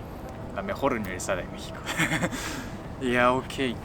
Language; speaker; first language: Spanish; non-native, fluent; Japanese